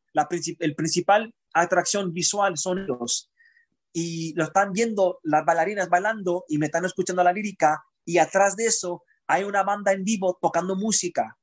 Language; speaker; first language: Spanish; early bilingual, heritage; Spanish